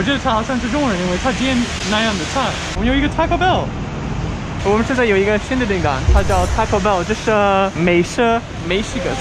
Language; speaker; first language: Chinese; non-native, fluent; English